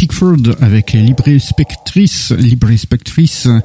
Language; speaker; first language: French; native; French